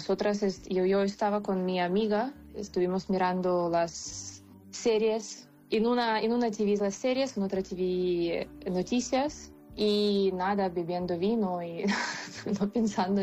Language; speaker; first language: Spanish; non-native, fluent; Ukrainian